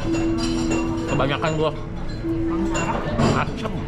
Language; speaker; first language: Indonesian; native; Indonesian